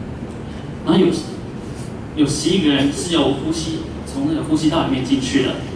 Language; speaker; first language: Chinese; native; Chinese